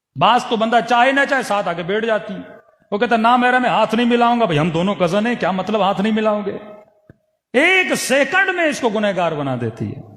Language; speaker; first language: Urdu; early bilingual, heritage; Urdu